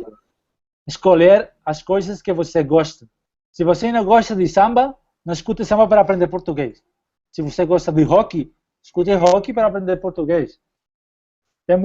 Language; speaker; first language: Portuguese; non-native, fluent; Spanish